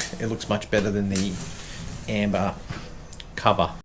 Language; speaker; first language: English; native; English